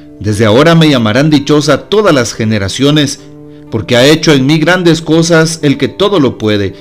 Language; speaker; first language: Spanish; native; Spanish